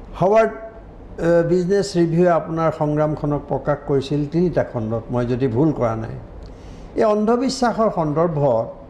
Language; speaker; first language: Assamese; native; Assamese